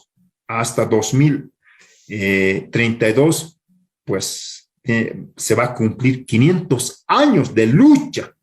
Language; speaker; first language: Spanish; non-native, local second language; Aymara